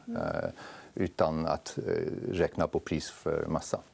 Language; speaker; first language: Swedish; non-native, fluent; French